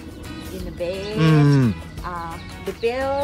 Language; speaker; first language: English; non-native, learner; Thai